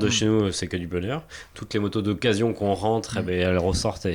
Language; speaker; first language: French; native; French